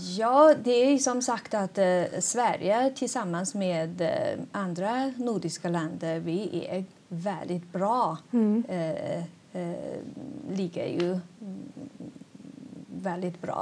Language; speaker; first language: Swedish; non-native, fluent; Chinese